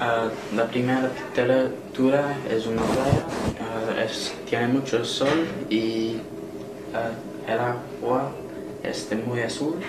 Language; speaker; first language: Spanish; non-native, learner; English